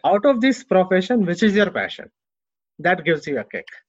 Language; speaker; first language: English; non-native, local second language; Hindi